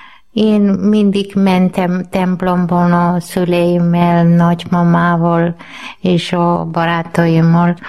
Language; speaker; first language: Hungarian; non-native, learner; Malayalam